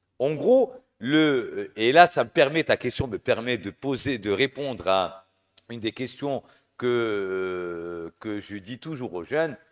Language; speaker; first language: French; non-native, local second language; Arabic